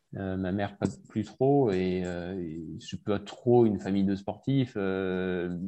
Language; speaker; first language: French; native; French